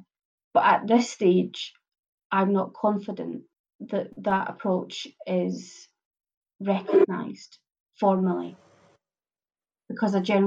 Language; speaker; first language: English; native; English